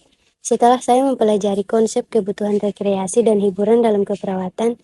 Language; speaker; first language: Indonesian; native; Indonesian